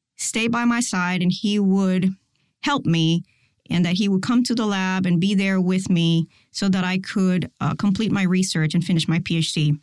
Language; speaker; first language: English; non-native, fluent; Spanish